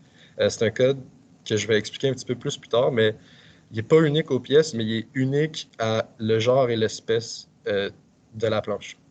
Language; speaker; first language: French; native; French